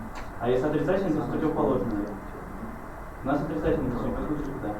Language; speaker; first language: Russian; native; Russian